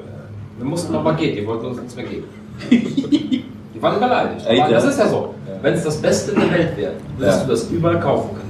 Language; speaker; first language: German; native; German